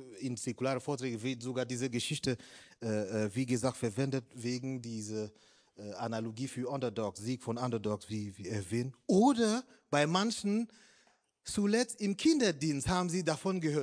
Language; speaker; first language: German; non-native, fluent; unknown